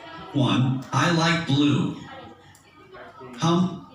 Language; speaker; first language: English; non-native, learner; Indonesian